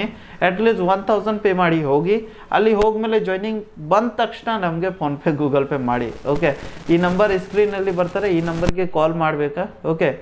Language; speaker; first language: Kannada; non-native, local second language; Hindi